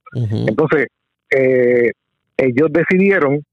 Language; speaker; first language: Spanish; native; Spanish